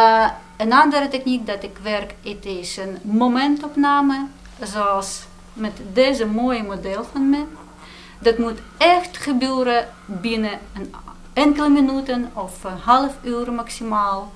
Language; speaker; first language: Dutch; non-native, fluent; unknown